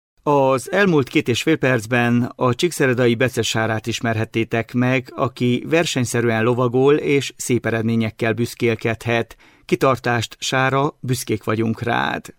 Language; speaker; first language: Hungarian; native; Hungarian